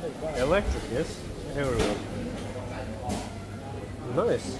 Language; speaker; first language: English; non-native, fluent; Latvian